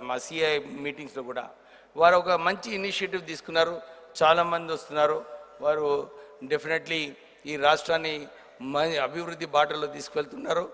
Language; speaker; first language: Telugu; non-native, local second language; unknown